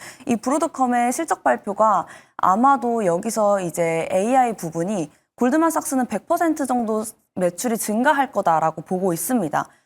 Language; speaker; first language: Korean; native; Korean